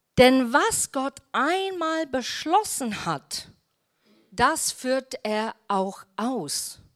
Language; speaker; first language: German; non-native, fluent; English